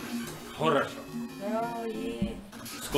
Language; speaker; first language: Russian; non-native, learner; English